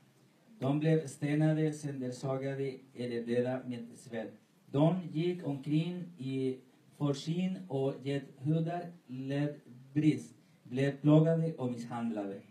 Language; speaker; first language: Swedish; non-native, learner; Spanish